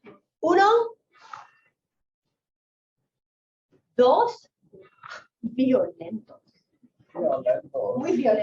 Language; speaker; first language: Spanish; non-native, fluent; English